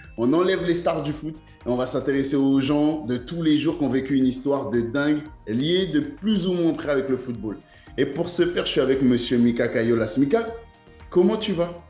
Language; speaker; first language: French; native; French